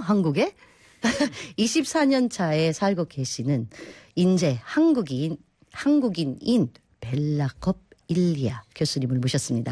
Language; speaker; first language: Korean; non-native, fluent; Filipino